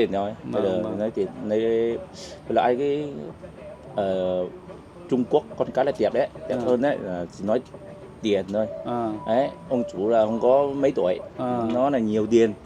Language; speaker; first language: Vietnamese; non-native, learner; Chinese